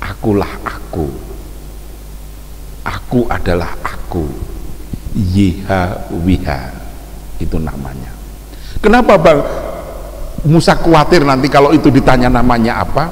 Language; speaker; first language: Indonesian; native; Indonesian